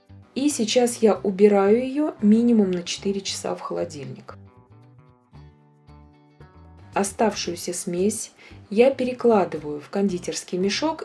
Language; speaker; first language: Russian; native; Russian